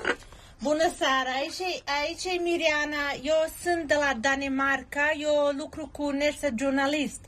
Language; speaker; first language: Romanian; non-native, fluent; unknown